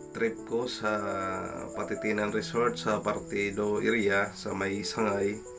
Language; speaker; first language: Filipino; non-native, local second language; Bikol